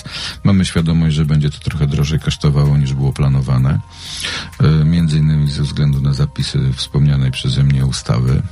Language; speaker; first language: Polish; native; Polish